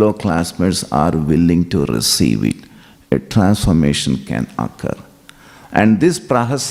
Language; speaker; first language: English; non-native, local second language; Telugu